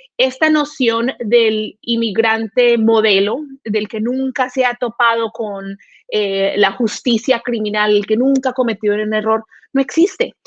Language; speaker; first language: Spanish; native; Spanish